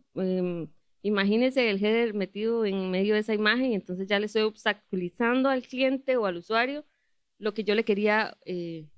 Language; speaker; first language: Spanish; native; Spanish